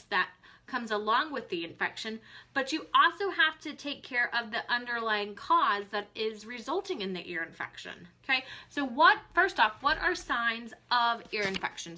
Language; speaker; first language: English; native; English